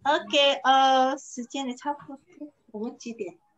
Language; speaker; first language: Chinese; non-native, fluent; Indonesian